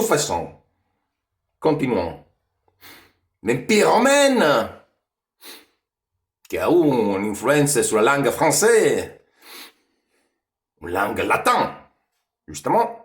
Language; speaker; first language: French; non-native, fluent; Italian